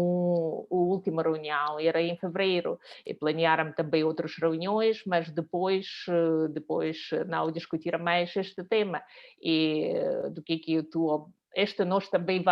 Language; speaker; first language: Portuguese; non-native, fluent; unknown